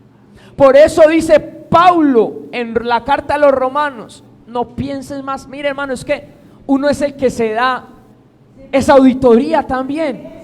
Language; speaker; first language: Spanish; native; Spanish